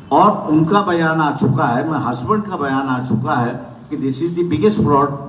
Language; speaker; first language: Hindi; non-native, local second language; Marathi